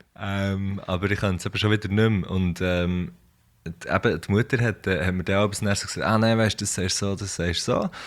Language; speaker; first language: German; native; German